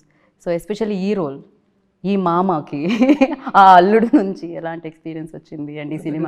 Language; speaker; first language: Telugu; native; Telugu